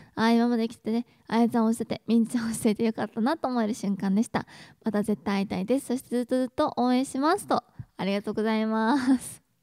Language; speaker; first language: Japanese; native; Japanese